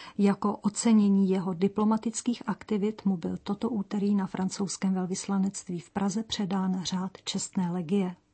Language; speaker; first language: Czech; native; Czech